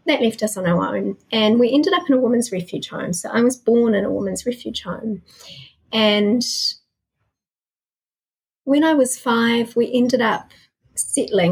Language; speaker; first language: English; native; English